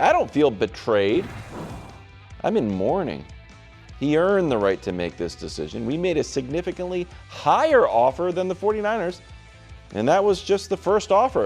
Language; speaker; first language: English; native; English